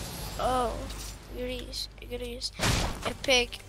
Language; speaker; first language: English; non-native, learner; Swedish